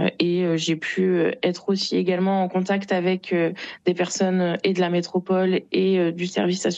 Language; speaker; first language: French; native; French